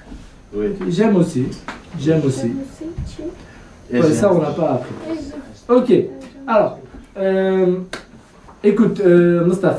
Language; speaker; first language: French; non-native, fluent; Kurdish